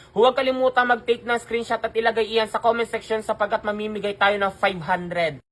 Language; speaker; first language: Filipino; native; Filipino